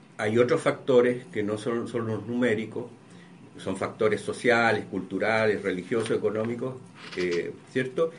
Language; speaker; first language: Spanish; native; Spanish